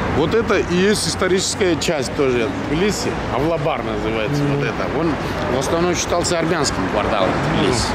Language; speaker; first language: Russian; non-native, local second language; Georgian